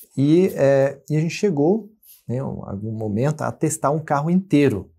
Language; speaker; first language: Portuguese; non-native, fluent; French